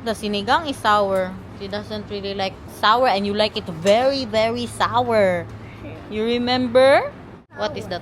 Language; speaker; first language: English; non-native, local second language; Filipino